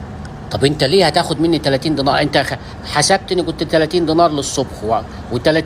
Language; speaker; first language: Arabic; native; Arabic